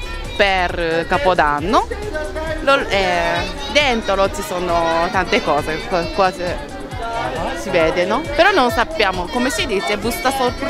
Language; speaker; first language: Italian; non-native, fluent; Japanese